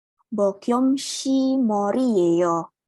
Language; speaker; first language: Korean; non-native, learner; Indonesian